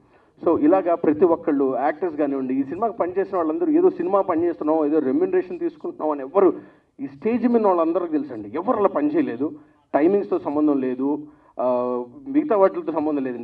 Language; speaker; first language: Telugu; native; Telugu